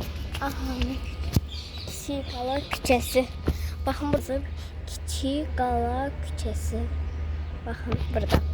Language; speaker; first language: Turkish; non-native, learner; Azerbaijani